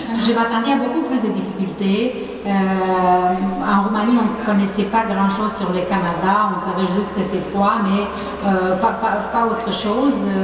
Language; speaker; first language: French; non-native, fluent; Romanian